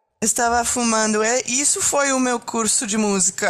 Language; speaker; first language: Portuguese; non-native, learner; French